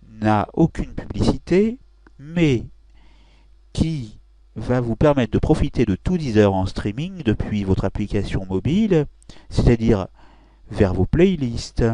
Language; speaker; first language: French; native; French